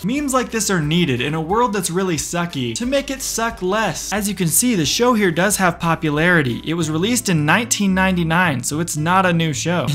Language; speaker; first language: English; native; English